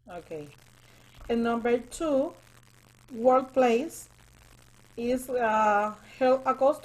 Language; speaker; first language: English; non-native, learner; Spanish